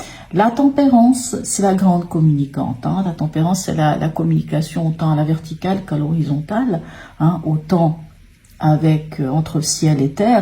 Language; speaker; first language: French; native; French